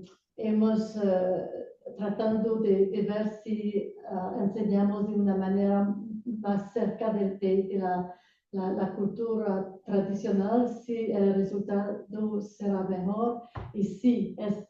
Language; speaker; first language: Spanish; non-native, learner; French